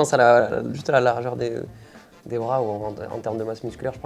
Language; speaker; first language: French; native; French